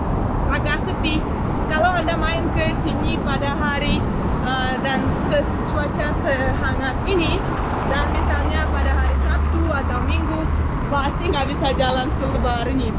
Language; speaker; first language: Indonesian; non-native, fluent; Russian